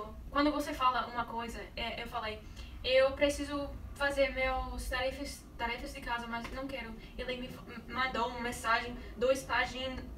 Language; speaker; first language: Portuguese; non-native, learner; English